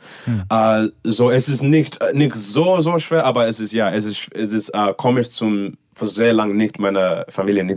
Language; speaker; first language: German; non-native, learner; English